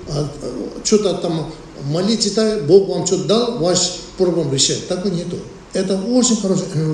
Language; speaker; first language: Russian; non-native, learner; Tibetan